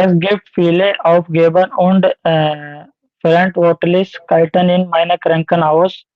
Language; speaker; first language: German; non-native, learner; Hindi